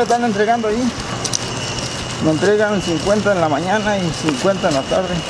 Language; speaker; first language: Spanish; native; Spanish